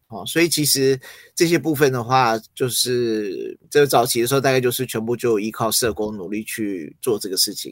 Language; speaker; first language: Chinese; early bilingual, other home language; English